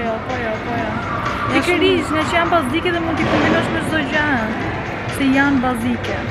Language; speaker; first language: Albanian; native; Albanian